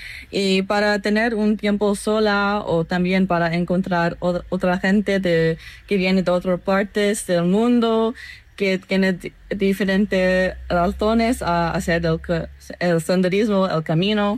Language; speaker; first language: Spanish; non-native, fluent; English